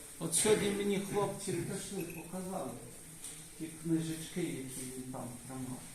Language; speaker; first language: Ukrainian; native; Ukrainian